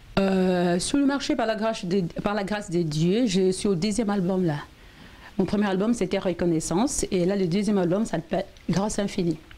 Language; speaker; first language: French; non-native, local second language; Lingala